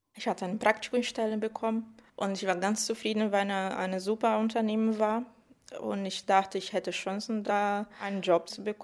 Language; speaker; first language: German; non-native, fluent; Portuguese